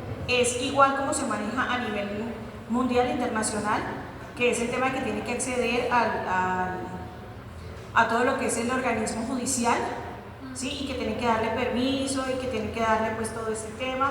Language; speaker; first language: Spanish; native; Spanish